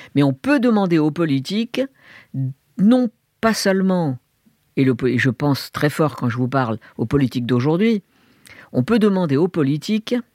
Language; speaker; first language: French; native; French